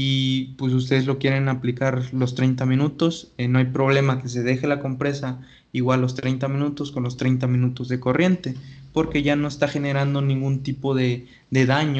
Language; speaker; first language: Spanish; native; Spanish